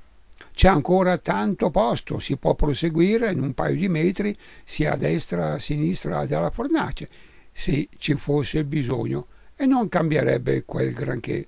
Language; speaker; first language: Italian; native; Italian